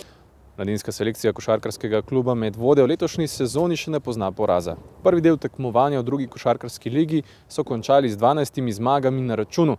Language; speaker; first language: Slovenian; native; Slovenian